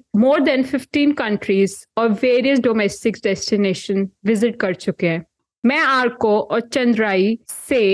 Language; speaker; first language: Hindi; native; Hindi